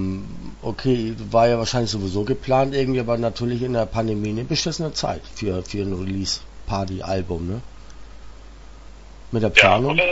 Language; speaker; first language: German; native; German